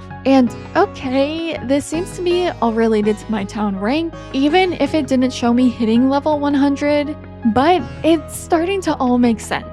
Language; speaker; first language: English; native; English